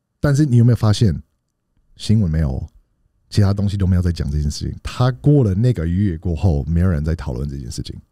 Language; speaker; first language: Chinese; early bilingual, heritage; Chinese